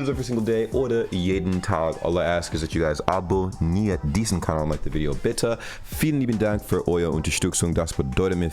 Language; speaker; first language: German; non-native, learner; English